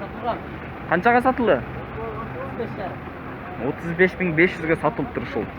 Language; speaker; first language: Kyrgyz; native; Kyrgyz